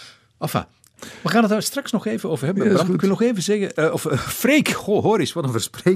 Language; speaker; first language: Dutch; native; Dutch